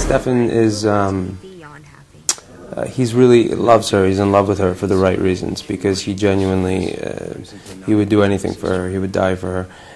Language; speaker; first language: English; early bilingual, other home language; Polish